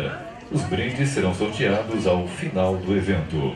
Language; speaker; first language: Portuguese; native; Portuguese